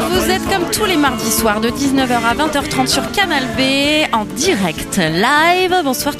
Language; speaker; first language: French; native; French